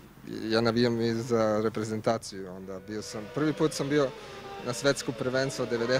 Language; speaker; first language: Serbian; non-native, learner; Italian